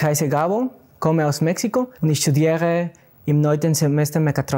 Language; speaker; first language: German; non-native, learner; Spanish